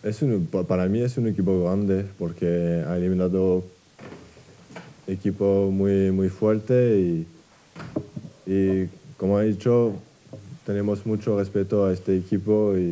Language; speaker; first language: Spanish; non-native, fluent; French